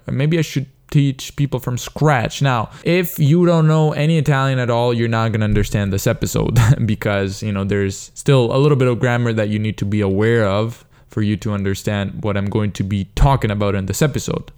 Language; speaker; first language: English; non-native, fluent; Italian